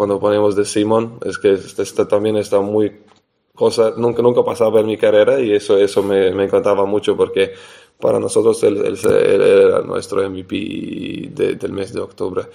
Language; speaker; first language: Spanish; non-native, fluent; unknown